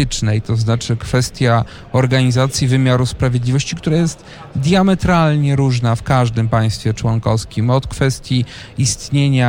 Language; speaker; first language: Polish; native; Polish